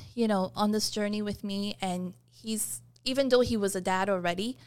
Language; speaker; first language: English; early bilingual, other home language; Persian